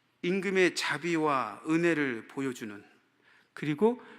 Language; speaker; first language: Korean; native; Korean